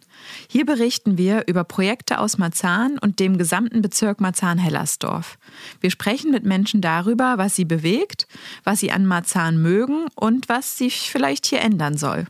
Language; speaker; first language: German; native; German